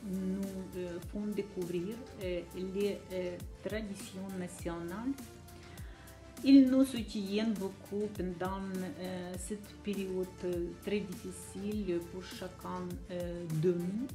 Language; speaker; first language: French; non-native, learner; Ukrainian